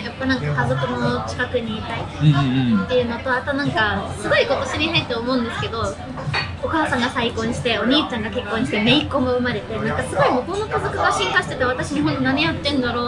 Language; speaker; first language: Japanese; non-native, fluent; English